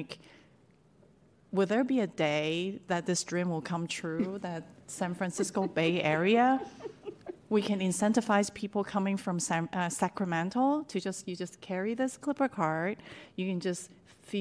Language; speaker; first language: English; non-native, local second language; Cantonese